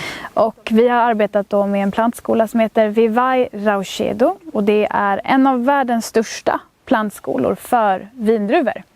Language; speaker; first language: Swedish; native; Swedish